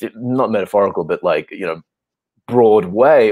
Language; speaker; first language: English; native; English